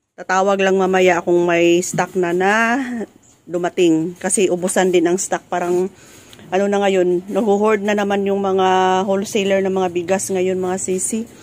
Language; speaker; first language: Filipino; native; Filipino